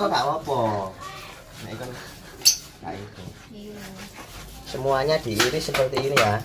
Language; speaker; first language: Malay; non-native, local second language; Javanese